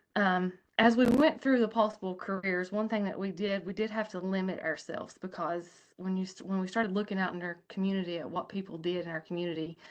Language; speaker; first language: English; native; English